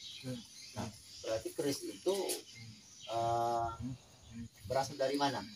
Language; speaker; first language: Indonesian; native; Indonesian